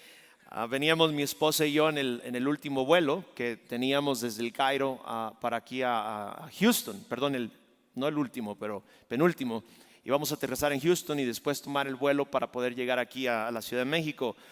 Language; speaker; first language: Spanish; native; Spanish